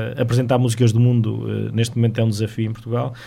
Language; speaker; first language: Portuguese; native; Portuguese